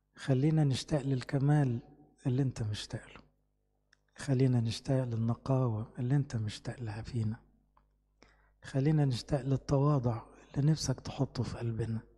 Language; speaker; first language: Arabic; native; Arabic